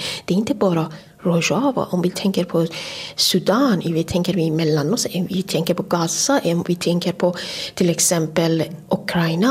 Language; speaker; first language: Swedish; non-native, fluent; Persian